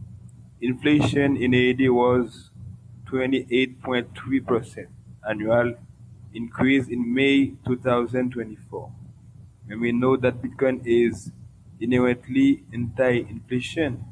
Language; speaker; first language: English; non-native, local second language; Haitian Creole